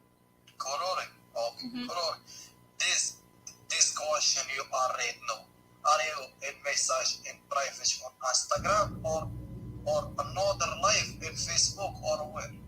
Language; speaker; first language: English; non-native, learner; Arabic